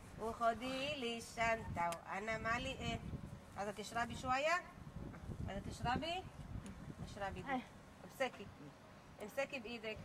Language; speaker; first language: Arabic; native; Arabic